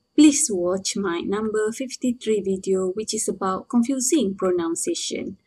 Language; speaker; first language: English; non-native, local second language; Malay